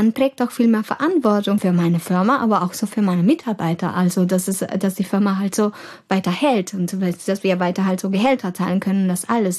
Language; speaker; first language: German; early bilingual, heritage; German